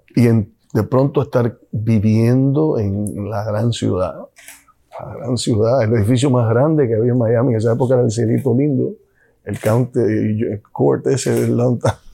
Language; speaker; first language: Spanish; native; Spanish